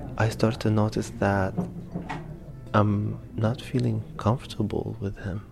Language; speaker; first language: English; non-native, fluent; Arabic